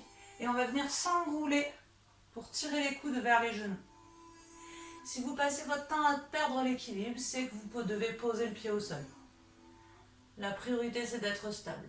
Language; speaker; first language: French; native; French